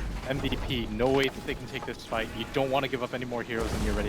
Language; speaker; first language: English; native; English